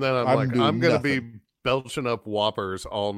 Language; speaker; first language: English; native; English